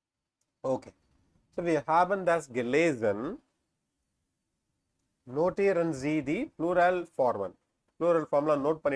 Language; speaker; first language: German; non-native, learner; Tamil